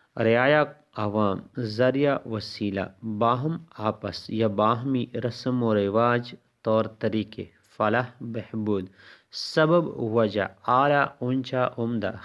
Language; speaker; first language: Urdu; non-native, local second language; Pashto